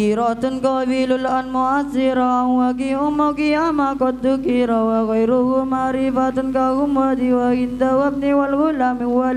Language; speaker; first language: Arabic; non-native, learner; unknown